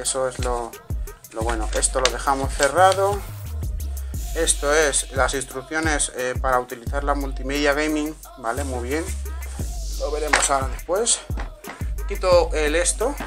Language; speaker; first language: Spanish; native; Spanish